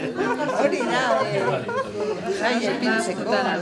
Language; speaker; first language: Basque; non-native, local second language; Spanish